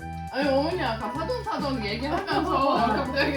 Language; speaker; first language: Korean; non-native, learner; Russian